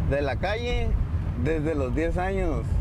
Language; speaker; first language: Spanish; native; Spanish